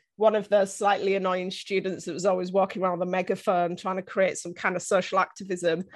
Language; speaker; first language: English; native; English